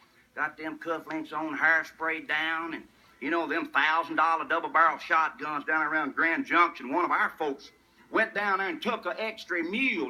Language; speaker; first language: English; native; English